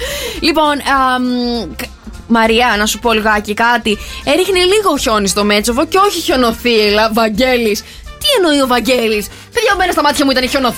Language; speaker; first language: Greek; native; Greek